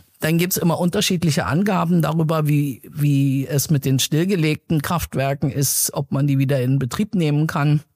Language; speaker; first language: German; early bilingual, other home language; Persian